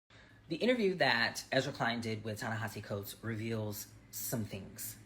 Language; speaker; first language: English; native; English